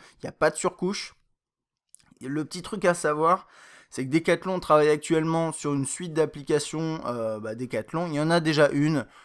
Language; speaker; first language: French; native; French